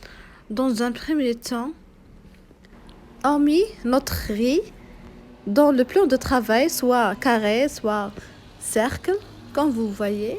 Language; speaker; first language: French; non-native, local second language; Arabic